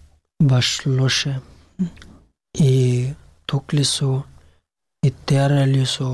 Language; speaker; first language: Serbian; non-native, learner; Pashto